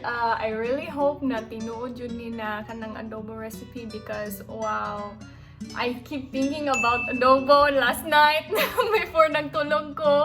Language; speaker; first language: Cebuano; non-native, local second language; English